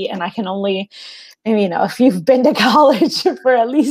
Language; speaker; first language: English; native; English